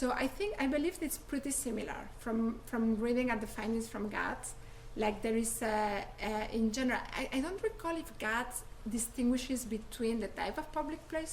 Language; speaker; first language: English; non-native, fluent; Spanish